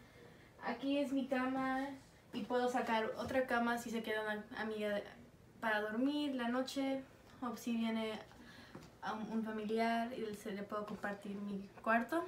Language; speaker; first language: Spanish; early bilingual, heritage; Spanish